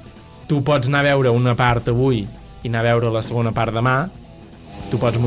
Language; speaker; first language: Catalan; native; Catalan